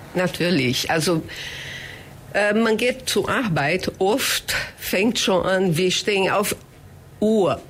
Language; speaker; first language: German; non-native, fluent; Portuguese